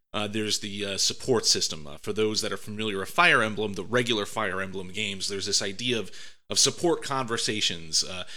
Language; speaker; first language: English; native; English